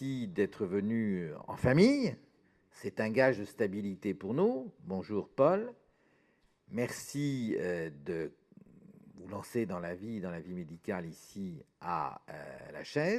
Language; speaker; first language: French; native; French